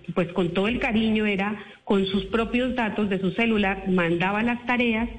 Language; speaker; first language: Spanish; native; Spanish